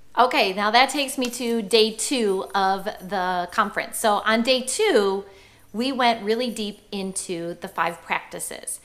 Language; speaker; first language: English; native; English